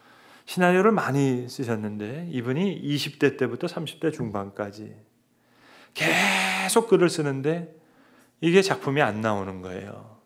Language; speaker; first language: Korean; native; Korean